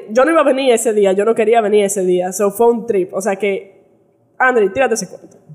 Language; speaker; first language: Spanish; early bilingual, heritage; Spanish